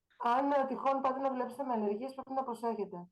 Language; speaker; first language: Greek; native; Greek